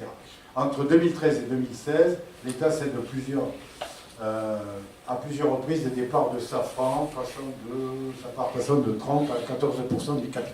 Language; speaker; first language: French; native; French